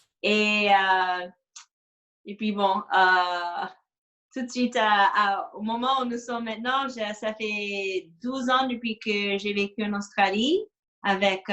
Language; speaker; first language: French; non-native, fluent; English